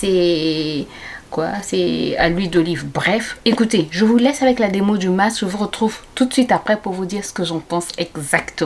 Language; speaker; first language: French; native; French